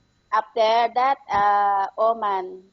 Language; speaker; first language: English; non-native, learner; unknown